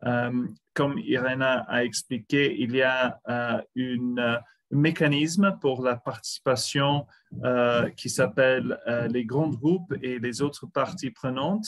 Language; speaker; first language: French; non-native, fluent; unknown